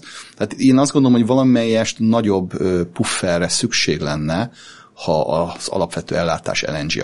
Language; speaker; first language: Hungarian; native; Hungarian